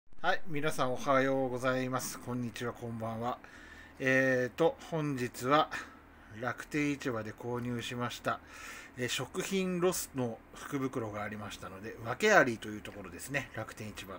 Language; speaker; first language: Japanese; native; Japanese